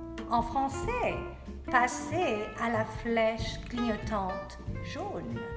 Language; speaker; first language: French; native; French